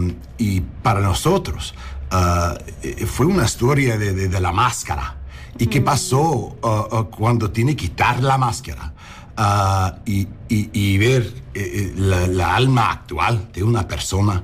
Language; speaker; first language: Spanish; non-native, learner; English